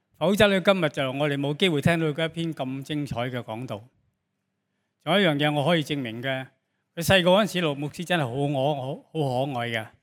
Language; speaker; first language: Cantonese; native; Cantonese